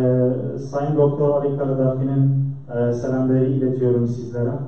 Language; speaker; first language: Turkish; non-native, fluent; Central Kurdish